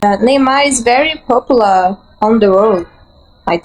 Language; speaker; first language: English; non-native, learner; Portuguese